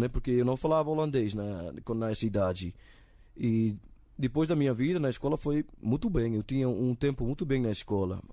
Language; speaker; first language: Portuguese; non-native, learner; Dutch